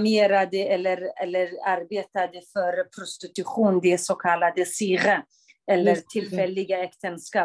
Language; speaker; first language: Swedish; non-native, fluent; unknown